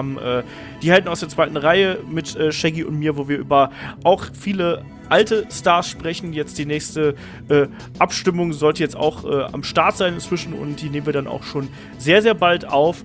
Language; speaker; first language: German; native; German